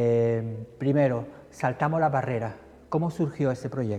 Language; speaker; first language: Spanish; native; Spanish